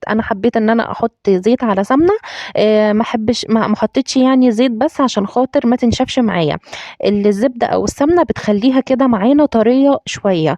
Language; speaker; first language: Arabic; native; Arabic